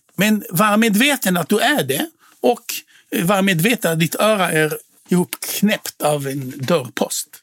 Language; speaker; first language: Swedish; non-native, fluent; Hebrew